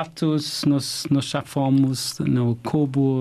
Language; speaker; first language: Portuguese; non-native, fluent; German